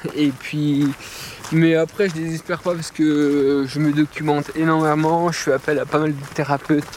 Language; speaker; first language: French; native; French